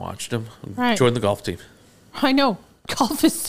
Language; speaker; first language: English; native; English